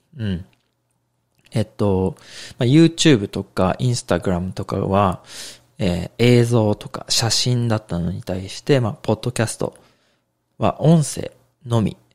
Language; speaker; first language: Japanese; native; Japanese